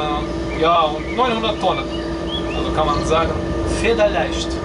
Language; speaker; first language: German; non-native, fluent; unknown